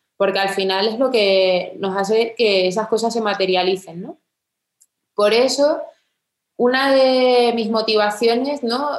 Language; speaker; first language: Spanish; native; Spanish